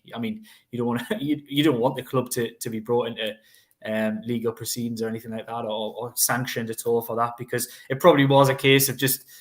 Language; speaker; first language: English; native; English